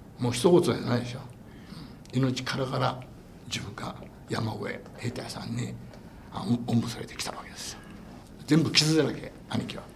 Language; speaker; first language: Japanese; native; Japanese